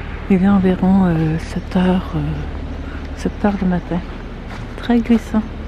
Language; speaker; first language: French; native; French